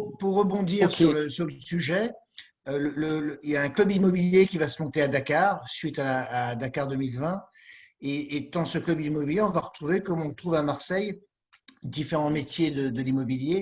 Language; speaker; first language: French; native; French